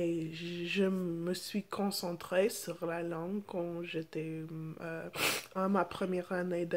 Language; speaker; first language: French; non-native, fluent; English